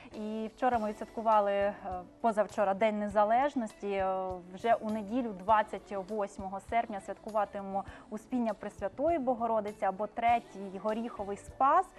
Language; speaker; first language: Ukrainian; native; Ukrainian